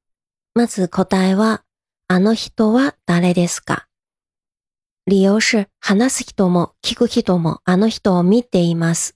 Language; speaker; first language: Japanese; non-native, fluent; Chinese